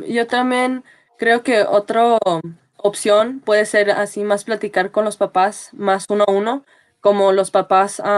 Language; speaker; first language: Spanish; early bilingual, heritage; Spanish